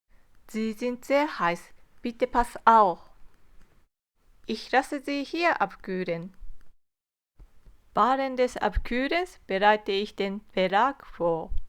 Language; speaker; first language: German; non-native, fluent; Japanese